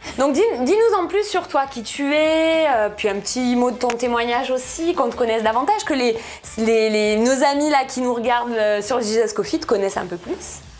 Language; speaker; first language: French; native; French